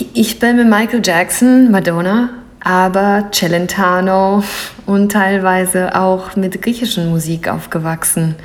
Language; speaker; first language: German; non-native, fluent; Greek